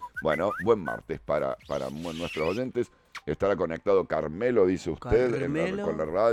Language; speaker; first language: Spanish; native; Spanish